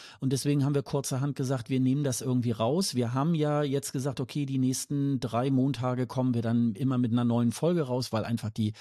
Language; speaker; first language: German; native; German